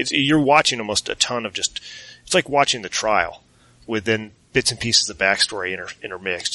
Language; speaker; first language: English; native; English